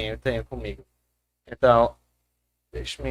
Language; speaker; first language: Portuguese; non-native, fluent; English